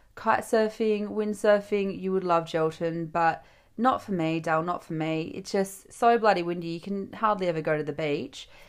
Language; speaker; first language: English; native; English